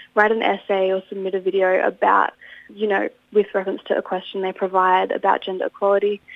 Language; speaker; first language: English; native; English